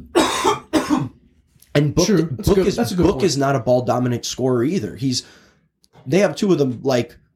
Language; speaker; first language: English; native; English